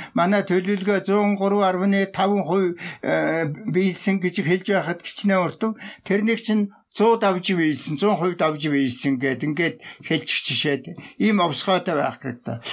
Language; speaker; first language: Mongolian; non-native, local second language; Tuvinian